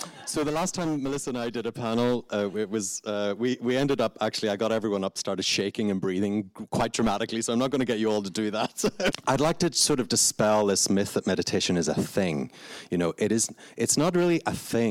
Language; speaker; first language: English; native; English